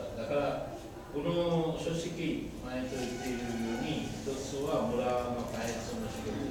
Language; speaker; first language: Japanese; non-native, learner; Bangla